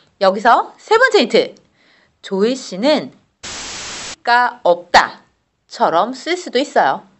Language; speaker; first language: Korean; native; Korean